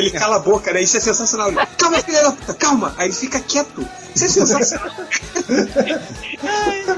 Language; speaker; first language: Portuguese; native; Portuguese